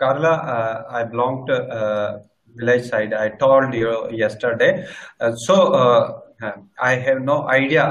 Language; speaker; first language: English; non-native, learner; Sindhi